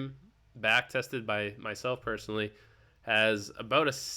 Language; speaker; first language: English; native; English